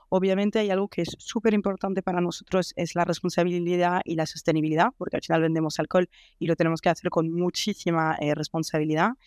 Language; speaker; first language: Spanish; non-native, fluent; French